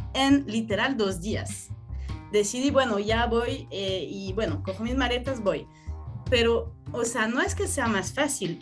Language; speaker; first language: Spanish; non-native, fluent; French